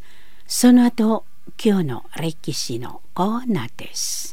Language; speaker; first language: Japanese; non-native, learner; Indonesian